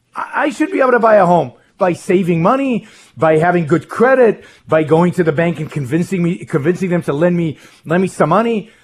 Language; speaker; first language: English; non-native, fluent; Hebrew